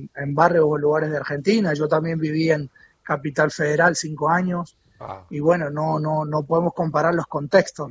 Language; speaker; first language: Spanish; native; Spanish